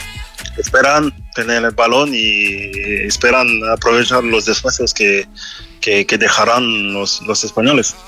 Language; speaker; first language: Spanish; non-native, fluent; French